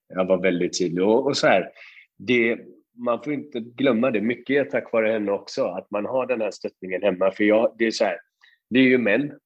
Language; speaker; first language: Swedish; early bilingual, other home language; Persian